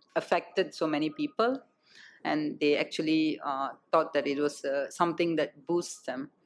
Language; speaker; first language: English; non-native, local second language; Tamil